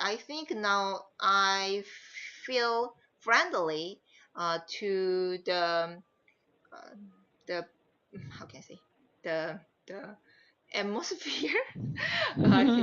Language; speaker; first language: English; non-native, learner; Korean